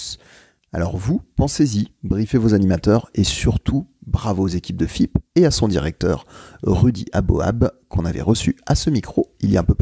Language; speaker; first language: French; native; French